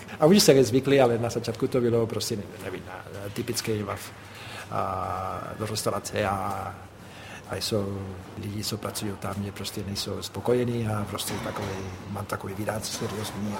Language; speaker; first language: Czech; non-native, fluent; Spanish